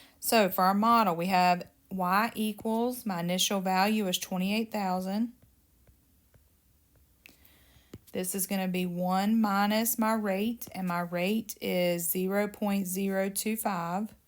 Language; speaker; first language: English; native; English